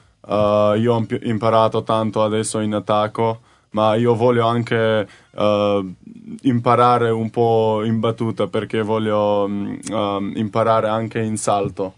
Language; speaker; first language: Italian; non-native, learner; Slovenian